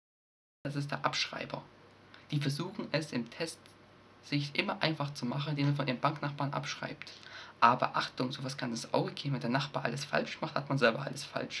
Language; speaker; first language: German; native; German